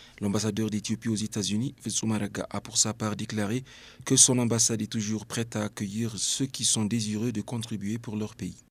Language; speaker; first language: French; non-native, fluent; Amharic